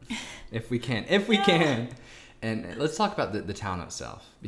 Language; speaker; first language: English; native; English